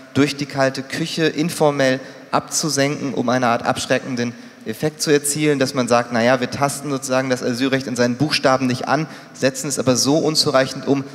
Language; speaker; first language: German; native; German